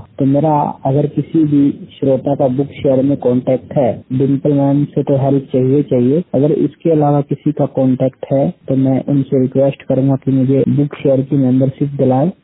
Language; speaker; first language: Hindi; native; Hindi